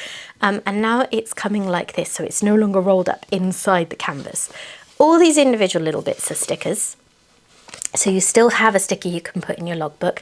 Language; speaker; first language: English; native; English